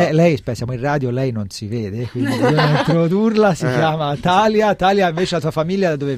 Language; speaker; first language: Italian; native; Italian